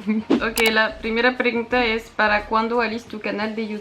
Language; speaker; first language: Spanish; non-native, fluent; French